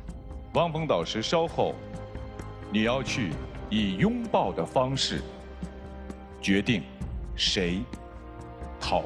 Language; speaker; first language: Chinese; native; Chinese